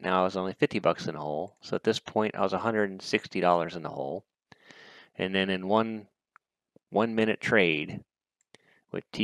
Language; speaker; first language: English; native; English